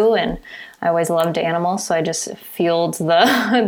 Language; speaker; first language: English; native; English